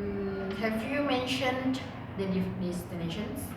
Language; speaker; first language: English; non-native, learner; Indonesian